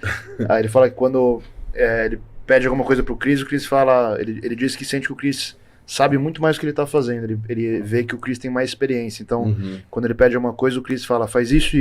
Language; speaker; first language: Portuguese; native; Portuguese